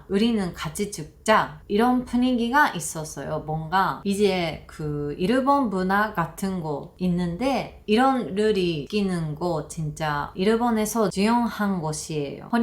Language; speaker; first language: Korean; non-native, learner; Japanese